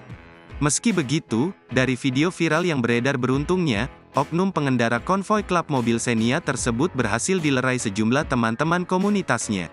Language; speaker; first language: Indonesian; native; Indonesian